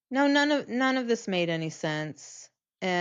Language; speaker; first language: English; native; English